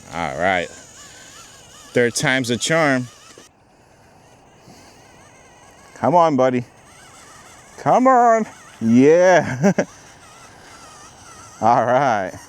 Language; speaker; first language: English; native; English